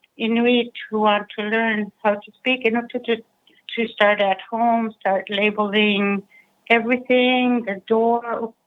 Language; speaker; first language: English; non-native, fluent; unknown